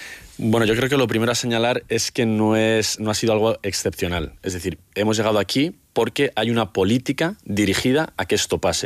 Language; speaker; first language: Spanish; native; Spanish